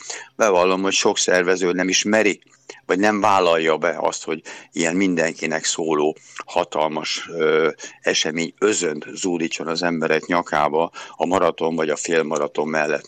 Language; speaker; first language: Hungarian; native; Hungarian